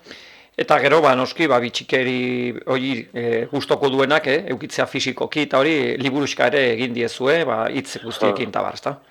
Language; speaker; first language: Basque; native; Basque